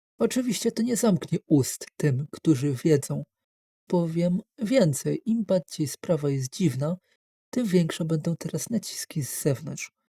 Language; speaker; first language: Polish; native; Polish